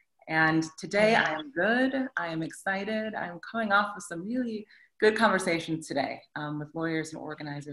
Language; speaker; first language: English; native; English